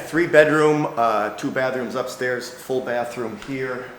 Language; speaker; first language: English; native; English